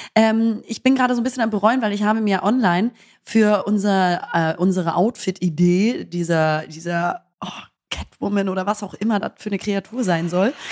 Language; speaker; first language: German; native; German